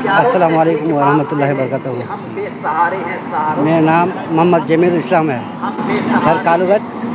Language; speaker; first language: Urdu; non-native, local second language; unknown